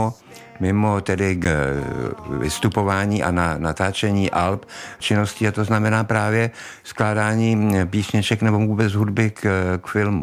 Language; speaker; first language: Czech; native; Czech